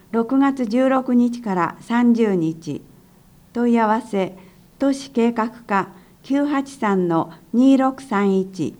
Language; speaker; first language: Japanese; native; Japanese